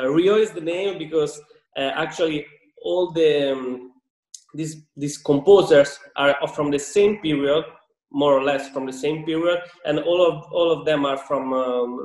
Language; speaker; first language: English; non-native, fluent; Italian